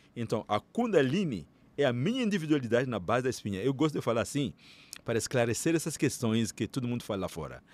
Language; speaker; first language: Portuguese; non-native, fluent; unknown